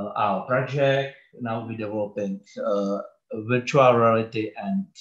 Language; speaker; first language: English; non-native, learner; Czech